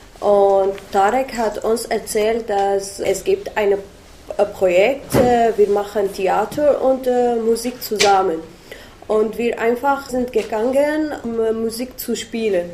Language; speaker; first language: German; non-native, learner; Arabic